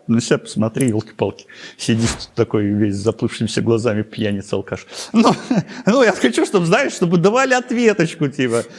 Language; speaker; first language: Russian; native; Russian